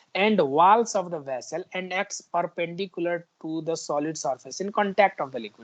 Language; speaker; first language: English; non-native, local second language; Nepali